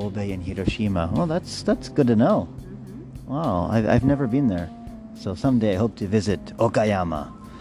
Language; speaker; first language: English; native; English